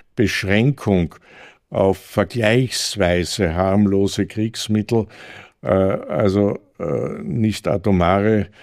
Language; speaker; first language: German; native; German